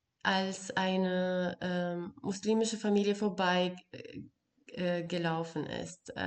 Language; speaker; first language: German; non-native, fluent; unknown